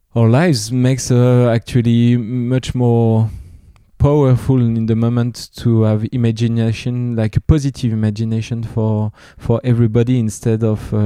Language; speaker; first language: English; non-native, fluent; French